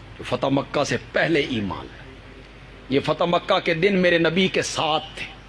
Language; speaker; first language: Urdu; non-native, local second language; Punjabi